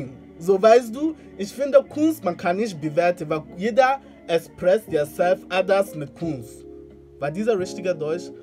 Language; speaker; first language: German; non-native, learner; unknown